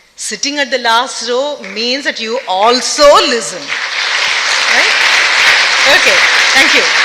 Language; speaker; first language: English; non-native, local second language; Tamil